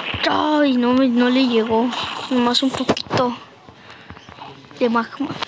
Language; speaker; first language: Spanish; native; Spanish